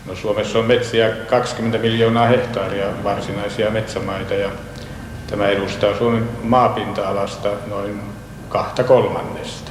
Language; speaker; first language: Finnish; native; Finnish